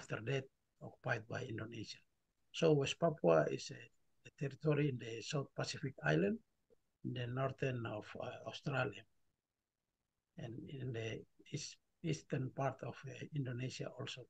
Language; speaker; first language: English; non-native, learner; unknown